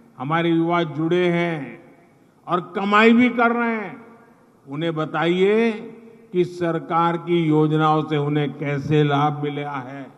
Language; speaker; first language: Hindi; non-native, local second language; Gujarati